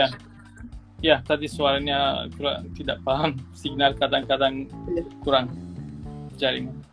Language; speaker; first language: Indonesian; non-native, fluent; Turkish